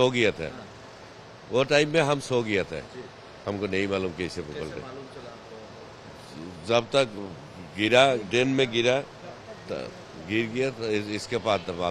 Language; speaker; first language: Hindi; non-native, local second language; Bangla